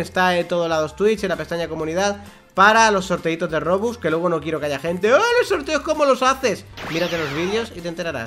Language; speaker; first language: Spanish; native; Spanish